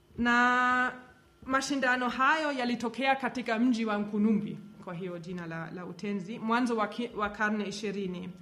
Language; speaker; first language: Swahili; non-native, fluent; German